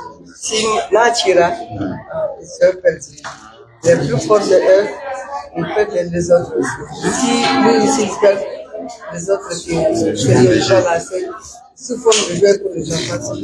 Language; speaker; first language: French; non-native, fluent; Russian